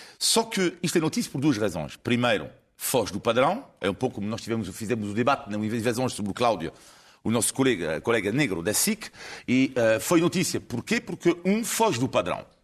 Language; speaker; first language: Portuguese; non-native, fluent; French